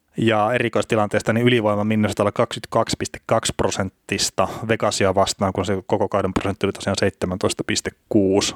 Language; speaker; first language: Finnish; native; Finnish